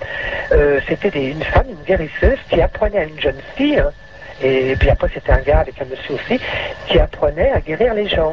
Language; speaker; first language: French; native; French